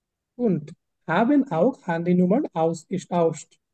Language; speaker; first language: German; non-native, fluent; Bangla